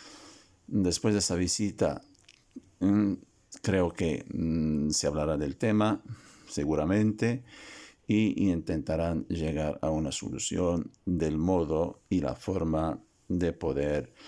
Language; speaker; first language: Spanish; non-native, fluent; Arabic